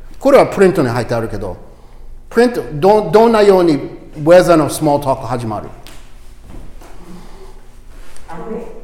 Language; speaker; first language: Japanese; non-native, learner; English